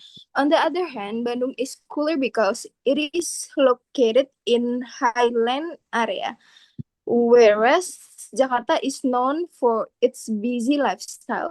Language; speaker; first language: English; non-native, learner; Indonesian